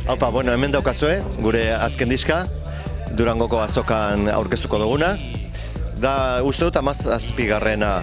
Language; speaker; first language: Basque; non-native, local second language; Spanish